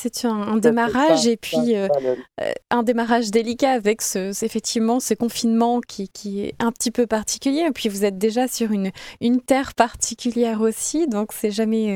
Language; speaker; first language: French; native; French